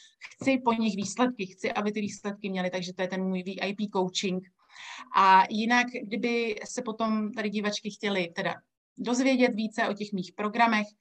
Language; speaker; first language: Czech; native; Czech